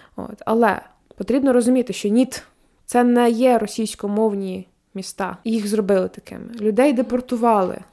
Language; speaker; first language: Ukrainian; native; Ukrainian